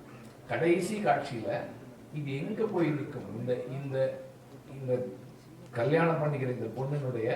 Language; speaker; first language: Tamil; native; Tamil